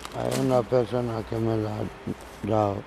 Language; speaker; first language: Spanish; non-native, learner; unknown